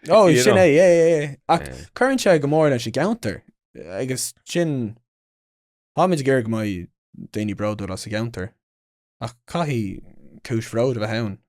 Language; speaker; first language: Irish; non-native, local second language; English